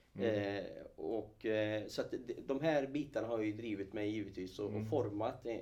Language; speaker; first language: Swedish; early bilingual, other home language; Kurdish